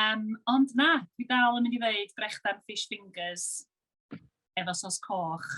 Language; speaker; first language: Welsh; native; Welsh